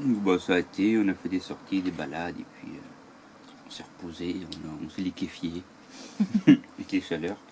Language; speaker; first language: French; native; French